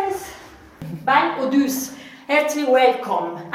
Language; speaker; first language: German; non-native, local second language; Ladin